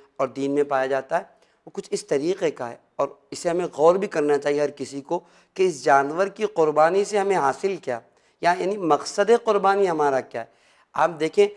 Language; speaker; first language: Urdu; native; Urdu